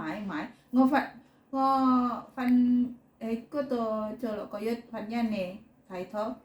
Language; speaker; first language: Cantonese; non-native, learner; Indonesian